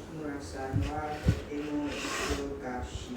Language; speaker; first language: Japanese; non-native, learner; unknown